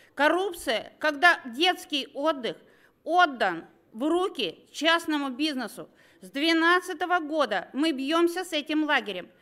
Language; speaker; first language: Russian; native; Russian